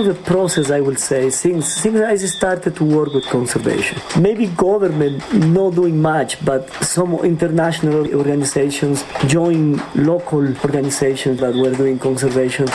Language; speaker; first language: English; non-native, fluent; Spanish